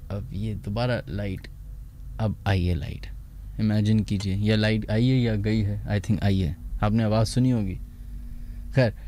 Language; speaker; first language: Urdu; native; Urdu